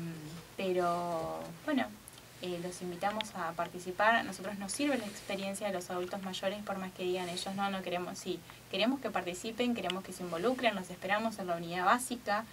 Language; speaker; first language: Spanish; native; Spanish